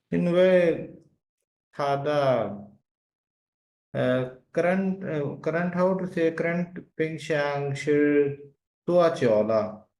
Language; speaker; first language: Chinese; non-native, learner; Urdu